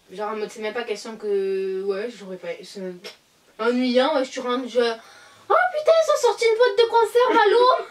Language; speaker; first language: French; early bilingual, other home language; Arabic